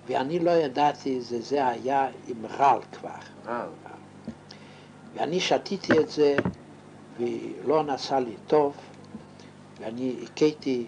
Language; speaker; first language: Hebrew; non-native, fluent; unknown